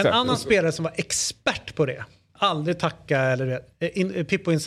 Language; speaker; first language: Swedish; native; Swedish